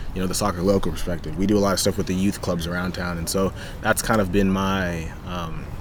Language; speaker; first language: English; native; English